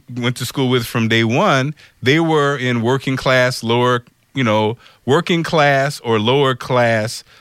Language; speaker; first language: English; native; English